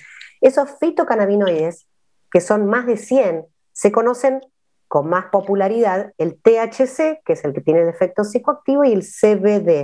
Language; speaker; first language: Spanish; native; Spanish